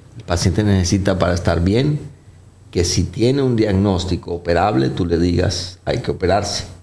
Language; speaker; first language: Spanish; native; Spanish